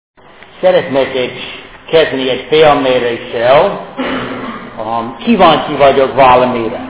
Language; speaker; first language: Hungarian; non-native, fluent; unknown